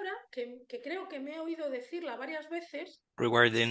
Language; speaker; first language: Spanish; native; Spanish